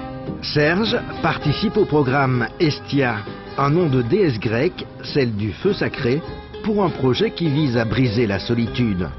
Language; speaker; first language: French; native; French